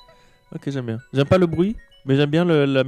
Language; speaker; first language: French; native; French